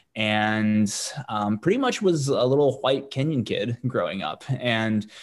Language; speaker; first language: English; native; English